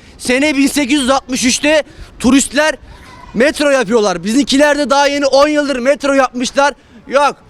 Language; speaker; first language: Turkish; native; Turkish